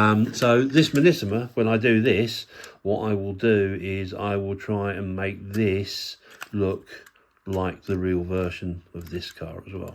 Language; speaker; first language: English; native; English